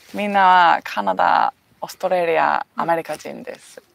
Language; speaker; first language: Japanese; non-native, learner; English